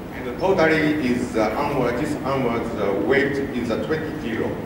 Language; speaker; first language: English; non-native, learner; Japanese